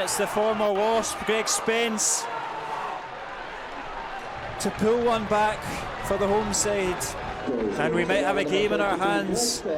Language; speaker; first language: English; native; English